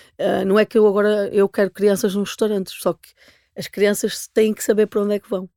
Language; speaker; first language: Portuguese; native; Portuguese